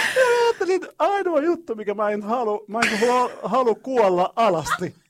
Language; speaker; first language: Finnish; non-native, learner; Arabic